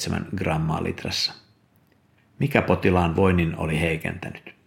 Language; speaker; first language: Finnish; native; Finnish